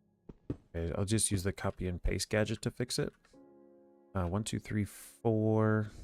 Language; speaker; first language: English; native; English